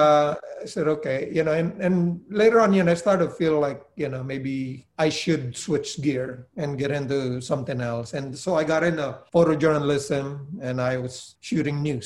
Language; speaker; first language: English; non-native, local second language; Filipino